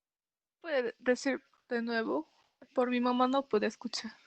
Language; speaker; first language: Spanish; non-native, learner; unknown